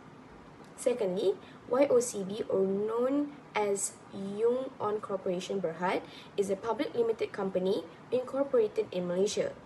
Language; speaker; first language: English; non-native, local second language; Malay